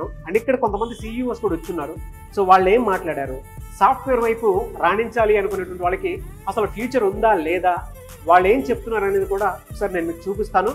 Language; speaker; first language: Telugu; native; Telugu